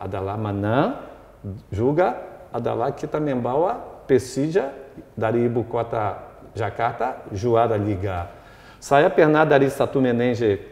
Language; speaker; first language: Indonesian; non-native, fluent; Portuguese